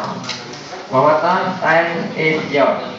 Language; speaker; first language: English; non-native, learner; Indonesian